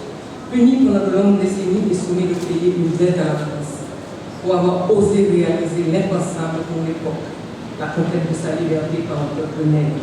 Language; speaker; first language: French; non-native, local second language; Haitian Creole